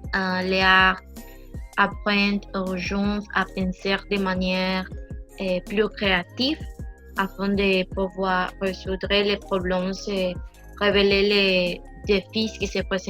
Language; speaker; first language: French; non-native, learner; Spanish